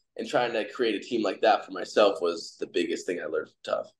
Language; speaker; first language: English; native; English